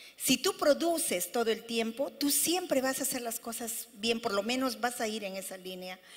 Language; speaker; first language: Spanish; native; Spanish